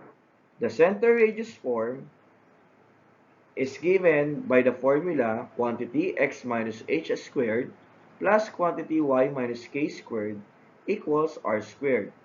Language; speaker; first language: English; non-native, local second language; Filipino